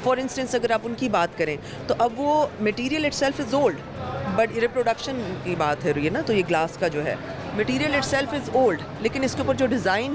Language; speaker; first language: Hindi; native; Hindi